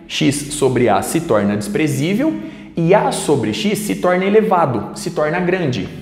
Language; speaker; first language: Portuguese; native; Portuguese